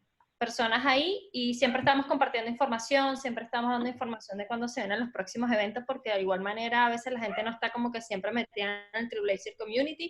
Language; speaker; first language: Spanish; native; Spanish